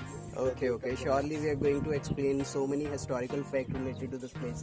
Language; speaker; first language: English; non-native, fluent; Hindi